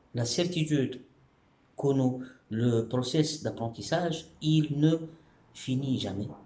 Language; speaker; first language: French; non-native, local second language; Arabic